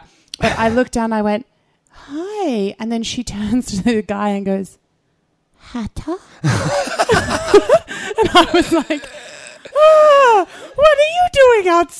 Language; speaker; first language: English; native; English